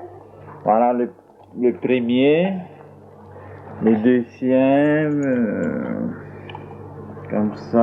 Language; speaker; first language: French; non-native, local second language; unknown